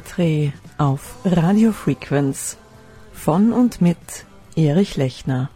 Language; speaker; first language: German; native; German